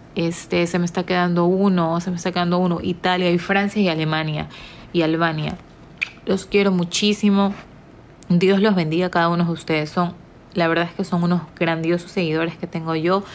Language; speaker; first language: Spanish; native; Spanish